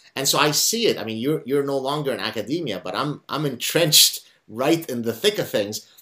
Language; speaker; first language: English; non-native, fluent; Arabic